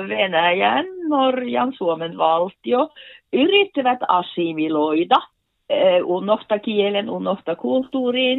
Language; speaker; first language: Finnish; non-native, fluent; Norwegian